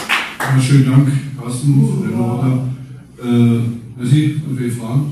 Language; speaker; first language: German; native; German